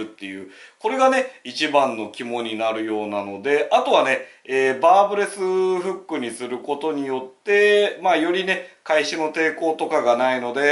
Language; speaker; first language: Japanese; native; Japanese